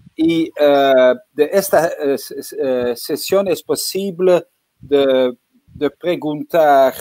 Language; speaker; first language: Spanish; non-native, fluent; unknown